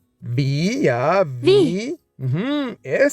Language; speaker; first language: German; non-native, learner; English